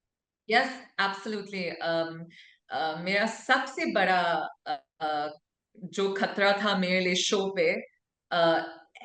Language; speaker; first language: Hindi; non-native, local second language; English